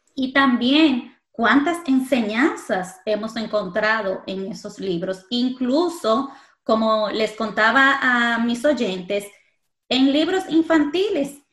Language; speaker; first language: Spanish; native; Spanish